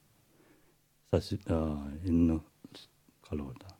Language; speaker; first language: French; non-native, learner; Tibetan